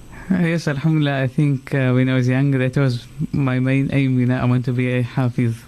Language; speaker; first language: English; native; English